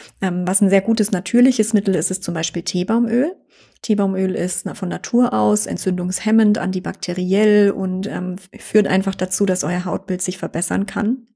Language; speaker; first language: German; native; German